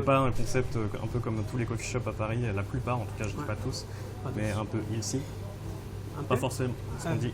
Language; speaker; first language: French; native; French